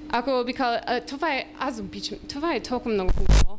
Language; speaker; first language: Bulgarian; non-native, learner; English